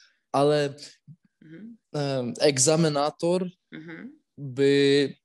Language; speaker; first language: Czech; non-native, learner; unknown